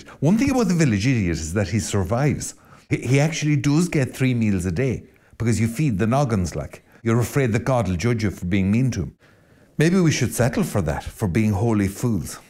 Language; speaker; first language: English; native; English